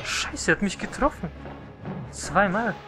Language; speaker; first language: German; native; German